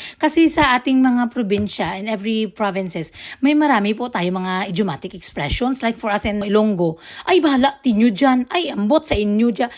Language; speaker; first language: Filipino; non-native, local second language; Hiligaynon